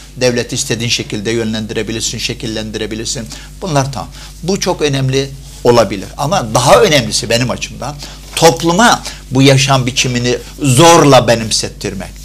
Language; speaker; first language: Turkish; non-native, fluent; Arabic